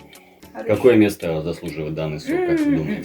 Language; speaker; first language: Russian; native; Russian